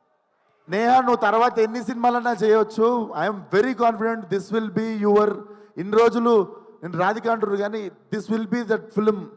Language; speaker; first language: Telugu; native; Telugu